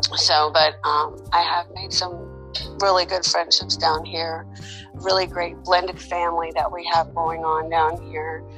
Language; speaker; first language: English; native; English